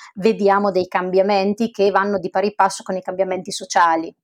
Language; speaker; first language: Italian; native; Italian